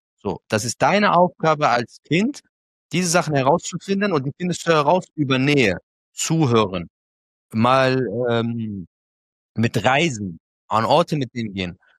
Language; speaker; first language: German; early bilingual, other home language; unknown